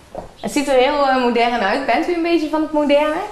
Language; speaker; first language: Dutch; native; Dutch